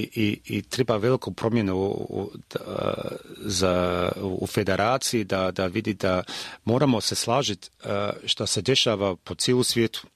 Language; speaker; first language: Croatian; early bilingual, heritage; Croatian